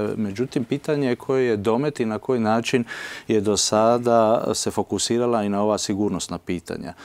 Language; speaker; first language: Croatian; early bilingual, heritage; Croatian